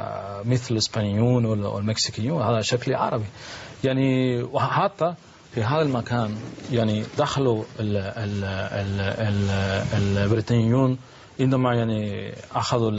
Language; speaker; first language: Arabic; non-native, learner; Spanish